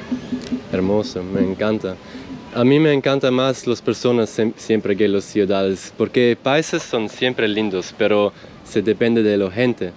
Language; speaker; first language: Spanish; non-native, learner; Swiss German